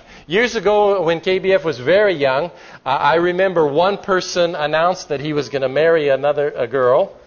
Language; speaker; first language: English; native; English